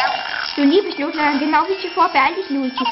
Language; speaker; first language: German; native; German